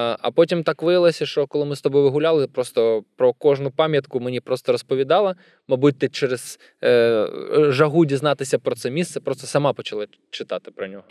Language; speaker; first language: Ukrainian; non-native, local second language; Russian